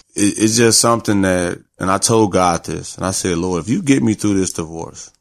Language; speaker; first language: English; native; English